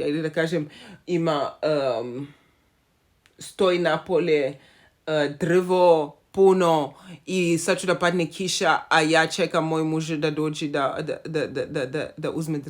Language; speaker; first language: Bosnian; non-native, learner; Zulu